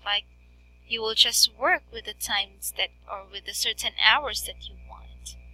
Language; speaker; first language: English; non-native, fluent; Filipino